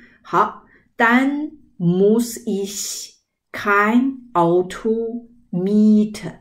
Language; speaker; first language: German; non-native, learner; Chinese